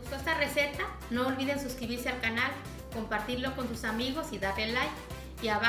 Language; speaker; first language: Spanish; native; Spanish